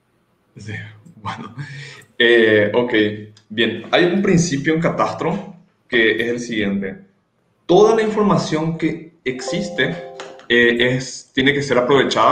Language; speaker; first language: Spanish; native; Spanish